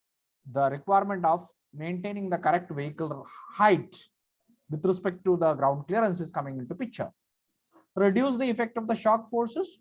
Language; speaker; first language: English; non-native, local second language; Marathi